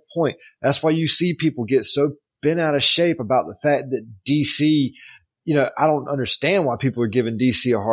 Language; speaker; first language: English; native; English